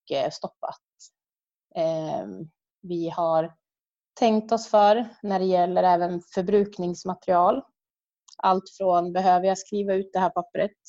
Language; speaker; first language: Swedish; native; Swedish